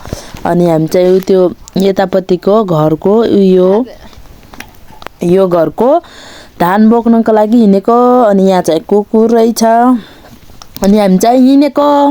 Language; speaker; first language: Nepali; non-native, local second language; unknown